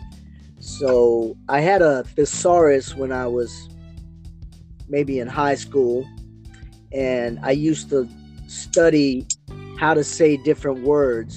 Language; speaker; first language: English; native; English